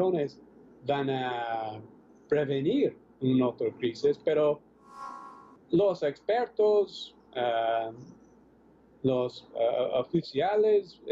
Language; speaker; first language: Spanish; non-native, fluent; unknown